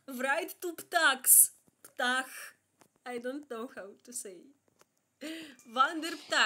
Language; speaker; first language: English; non-native, learner; Russian